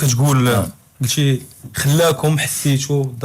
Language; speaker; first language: Arabic; native; Arabic